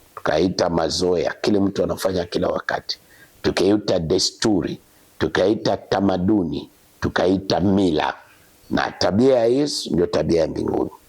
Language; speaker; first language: Swahili; native; Swahili